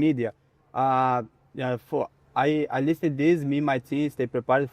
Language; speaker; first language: English; non-native, learner; Portuguese